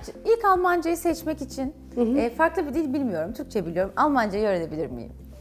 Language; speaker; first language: Turkish; native; Turkish